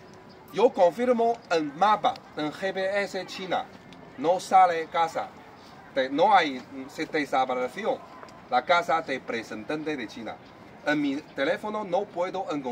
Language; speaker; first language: Spanish; non-native, learner; Chinese